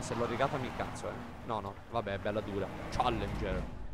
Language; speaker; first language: Italian; native; Italian